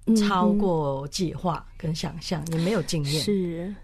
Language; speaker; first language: Chinese; non-native, fluent; Cantonese